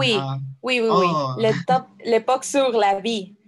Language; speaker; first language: French; non-native, learner; Spanish